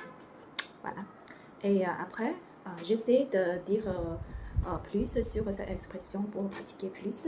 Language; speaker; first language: French; non-native, learner; Chinese